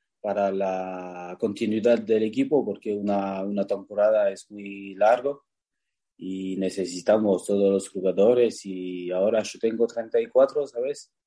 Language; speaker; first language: Spanish; non-native, learner; French